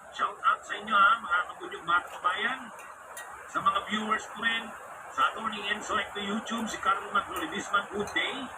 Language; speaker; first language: Filipino; non-native, local second language; Bikol